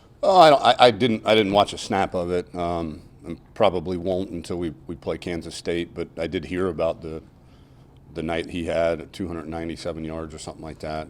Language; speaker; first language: English; native; English